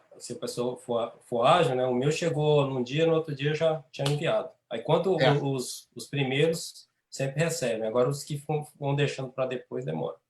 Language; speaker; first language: Portuguese; native; Portuguese